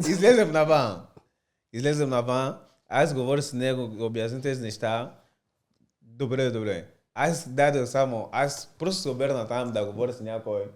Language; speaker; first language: Bulgarian; non-native, learner; Portuguese